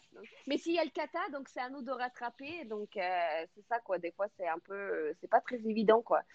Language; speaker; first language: French; non-native, fluent; Russian